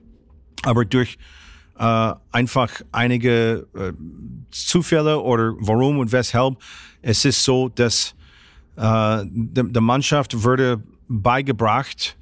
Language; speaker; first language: German; non-native, fluent; English